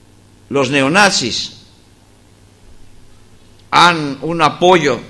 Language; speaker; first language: Spanish; non-native, fluent; Greek